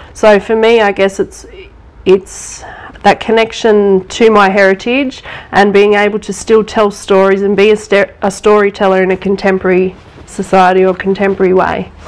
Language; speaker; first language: English; native; English